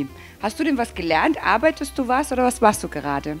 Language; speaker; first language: German; native; German